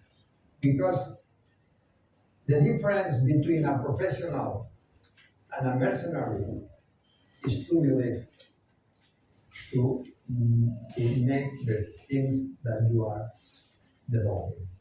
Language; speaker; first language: English; non-native, fluent; Spanish